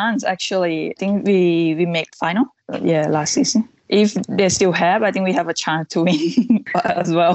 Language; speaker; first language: English; non-native, fluent; Thai